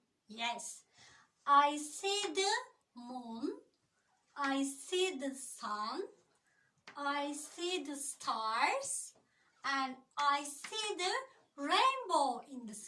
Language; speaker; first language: English; non-native, learner; Turkish